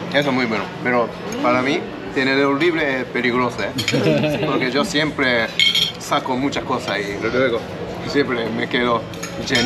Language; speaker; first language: Spanish; non-native, fluent; Japanese